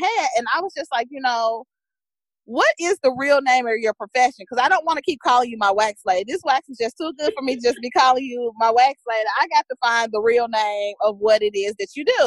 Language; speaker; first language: English; native; English